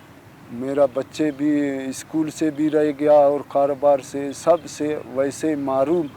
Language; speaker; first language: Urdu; non-native, local second language; Baluchi